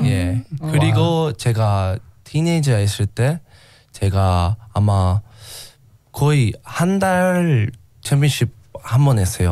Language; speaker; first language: Korean; non-native, learner; English